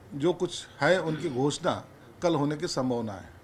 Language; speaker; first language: Hindi; non-native, local second language; Marathi